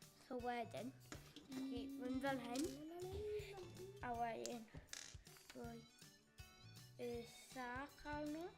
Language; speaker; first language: Welsh; non-native, local second language; English